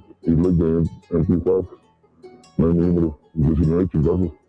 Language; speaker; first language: Spanish; native; Spanish